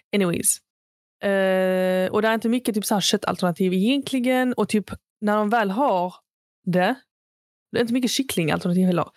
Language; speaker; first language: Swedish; early bilingual, other home language; Arabic